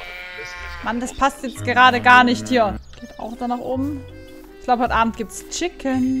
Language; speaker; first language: German; native; German